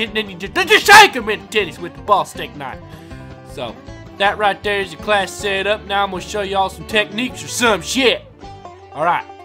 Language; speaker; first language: English; native; English